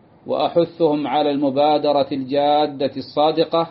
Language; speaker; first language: Arabic; native; Arabic